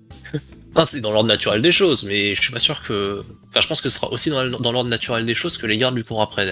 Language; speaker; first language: French; native; French